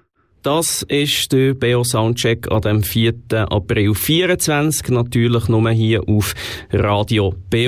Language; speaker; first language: German; native; German